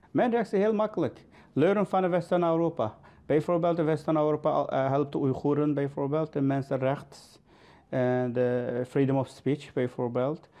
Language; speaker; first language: Dutch; non-native, learner; Uyghur